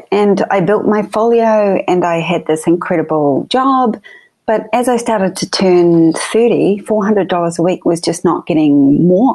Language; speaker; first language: English; native; English